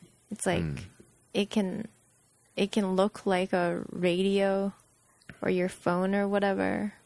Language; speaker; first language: English; native; English